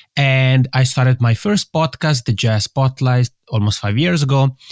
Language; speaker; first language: English; non-native, fluent; Italian